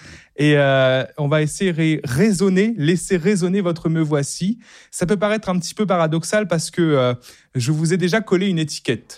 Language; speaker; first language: French; native; French